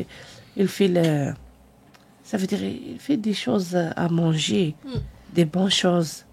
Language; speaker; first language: French; non-native, learner; Arabic